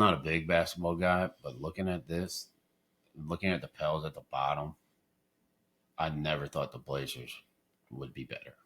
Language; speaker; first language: English; native; English